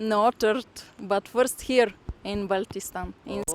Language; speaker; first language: English; non-native, learner; Bulgarian